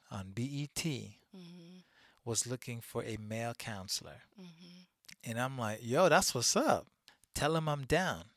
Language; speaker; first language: English; early bilingual, other home language; Haitian Creole